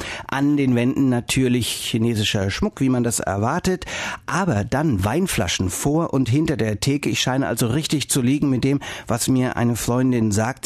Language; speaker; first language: German; native; German